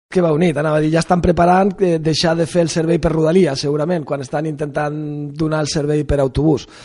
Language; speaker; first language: Catalan; non-native, local second language; Spanish